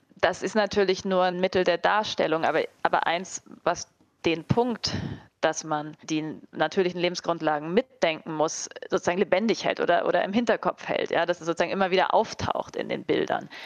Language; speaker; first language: German; native; German